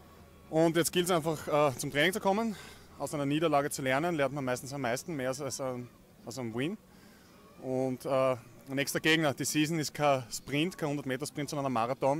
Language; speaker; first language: German; native; German